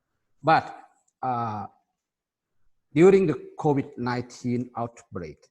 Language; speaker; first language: English; non-native, fluent; Thai